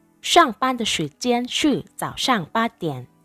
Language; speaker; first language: Chinese; non-native, fluent; Thai